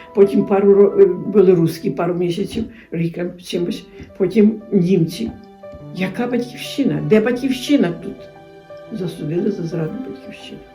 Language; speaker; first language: Ukrainian; native; Ukrainian